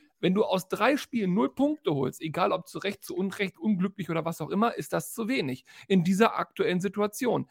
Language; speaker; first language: German; native; German